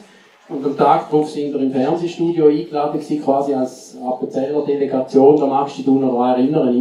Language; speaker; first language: German; native; German